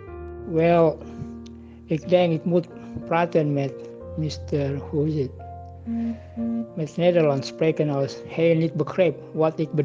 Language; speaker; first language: Dutch; non-native, learner; Indonesian